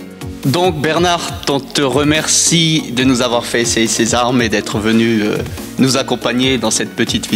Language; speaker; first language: French; native; French